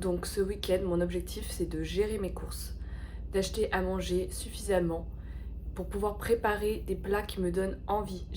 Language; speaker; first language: French; native; French